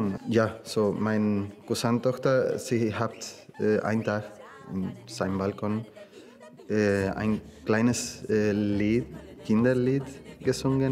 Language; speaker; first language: German; non-native, fluent; Spanish